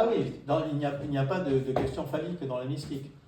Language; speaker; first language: French; native; French